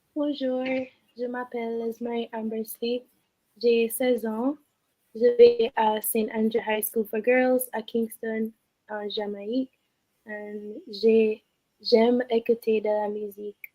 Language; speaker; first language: French; non-native, learner; English